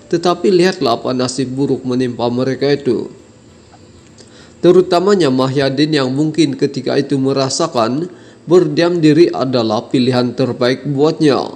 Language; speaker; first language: Malay; native; Malay